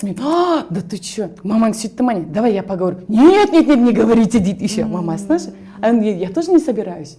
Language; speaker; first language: Russian; non-native, local second language; Kazakh